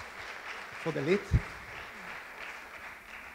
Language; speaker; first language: Hebrew; native; Hebrew